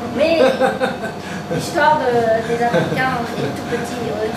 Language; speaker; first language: French; non-native, fluent; Korean